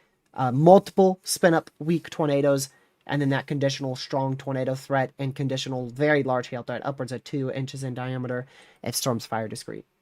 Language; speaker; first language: English; native; English